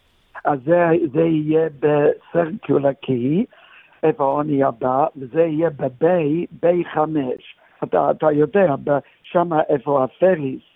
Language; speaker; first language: Hebrew; non-native, fluent; English